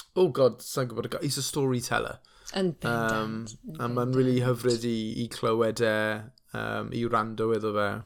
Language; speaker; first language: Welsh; non-native, local second language; English